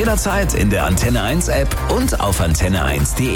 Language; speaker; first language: German; native; German